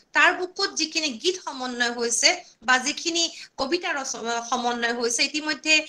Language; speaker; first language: Assamese; native; Assamese